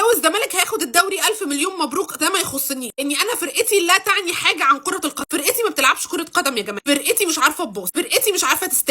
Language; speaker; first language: Arabic; native; Arabic